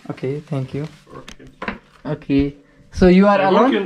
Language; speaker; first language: English; non-native, local second language; Hindi